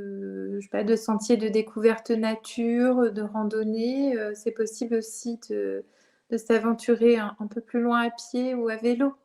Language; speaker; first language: French; native; French